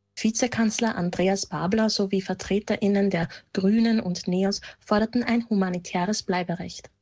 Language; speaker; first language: German; native; German